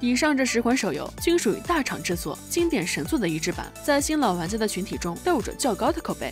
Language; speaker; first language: Chinese; native; Chinese